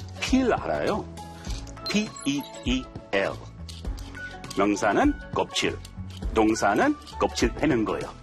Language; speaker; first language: Korean; non-native, learner; English